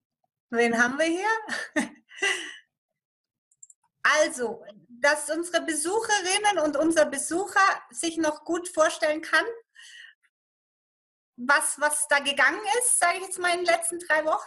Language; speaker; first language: German; native; German